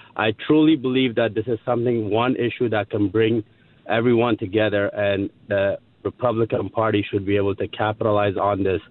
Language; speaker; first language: English; non-native, fluent; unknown